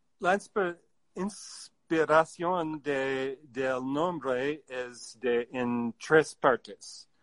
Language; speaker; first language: Spanish; non-native, learner; English